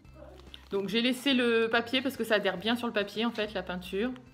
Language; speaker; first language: French; native; French